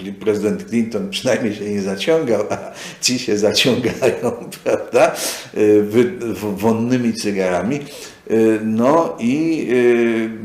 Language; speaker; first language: Polish; native; Polish